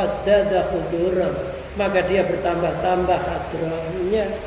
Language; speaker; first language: Indonesian; native; Indonesian